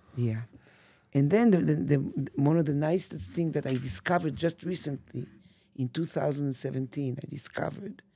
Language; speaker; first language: English; non-native, fluent; Hebrew